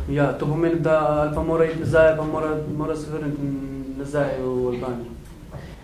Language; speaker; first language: Slovenian; non-native, learner; Albanian